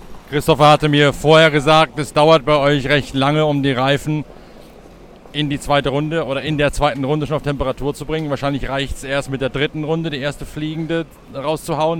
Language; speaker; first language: German; native; German